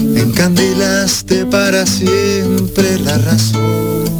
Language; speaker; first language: Spanish; native; Spanish